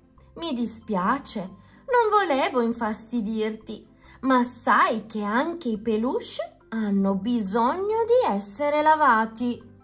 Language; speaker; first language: Italian; native; Italian